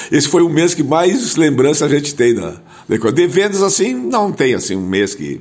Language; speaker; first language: Portuguese; non-native, local second language; German